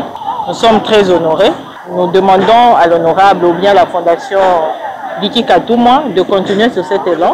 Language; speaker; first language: French; non-native, local second language; Swahili